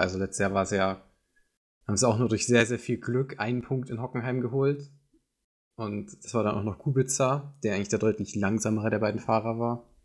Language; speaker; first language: German; native; German